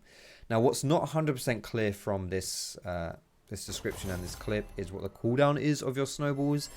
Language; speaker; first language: English; native; English